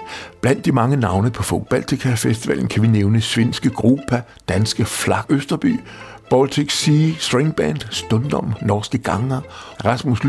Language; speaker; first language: Danish; native; Danish